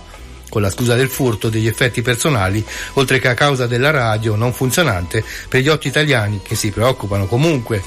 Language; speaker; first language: Italian; native; Italian